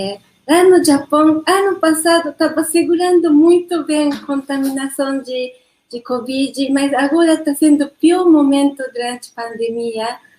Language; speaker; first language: Portuguese; non-native, learner; Japanese